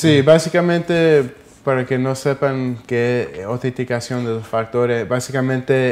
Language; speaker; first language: Spanish; early bilingual, heritage; English